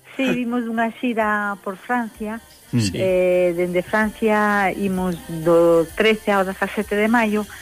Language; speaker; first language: Galician; early bilingual, heritage; Galician